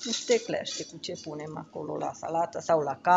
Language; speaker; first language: Romanian; non-native, local second language; Hungarian